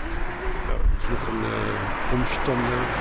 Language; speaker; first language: Dutch; native; Dutch